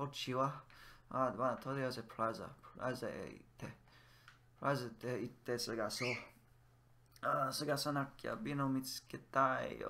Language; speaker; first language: Japanese; non-native, learner; English